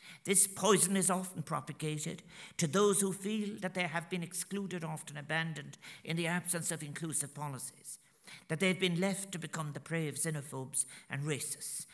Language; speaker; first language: English; native; English